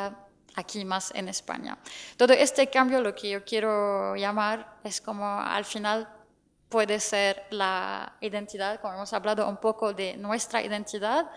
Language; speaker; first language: Spanish; non-native, fluent; Arabic